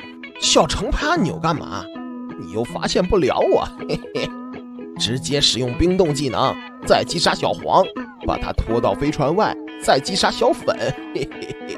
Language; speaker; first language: Chinese; native; Chinese